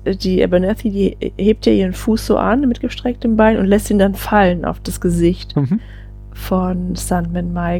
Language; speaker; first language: German; native; German